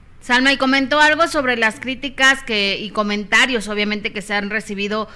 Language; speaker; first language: Spanish; native; Spanish